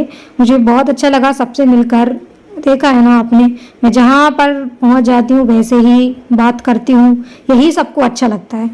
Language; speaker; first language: Hindi; native; Hindi